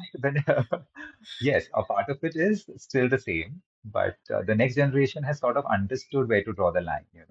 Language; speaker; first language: English; non-native, local second language; Hindi